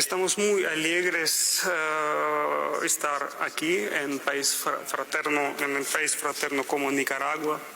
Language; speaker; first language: Spanish; non-native, fluent; Russian